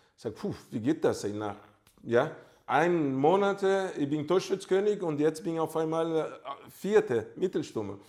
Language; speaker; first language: German; non-native, fluent; Portuguese